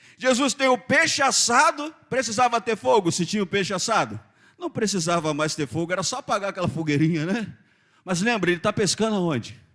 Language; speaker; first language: Portuguese; native; Portuguese